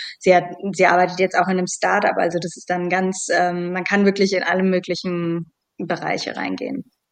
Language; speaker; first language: German; native; German